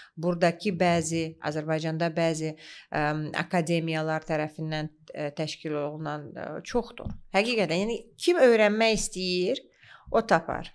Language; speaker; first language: Azerbaijani; native; Azerbaijani